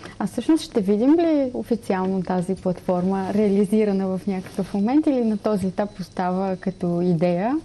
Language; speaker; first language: Bulgarian; native; Bulgarian